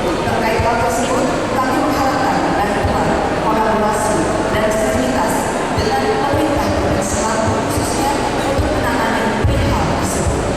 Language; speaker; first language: Indonesian; native; Indonesian